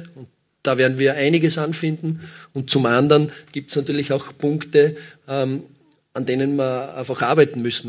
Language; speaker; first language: German; native; German